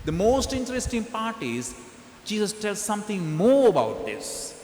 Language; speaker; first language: English; non-native, local second language; Sinhala